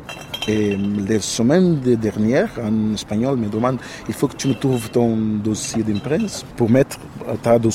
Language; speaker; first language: French; non-native, learner; Portuguese